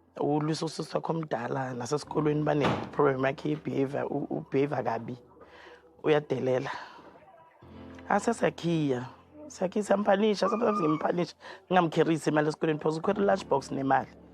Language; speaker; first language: Zulu; native; Zulu